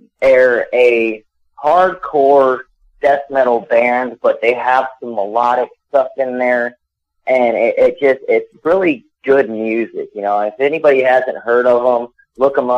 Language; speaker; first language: English; native; English